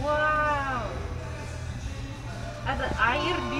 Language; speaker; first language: Indonesian; non-native, learner; English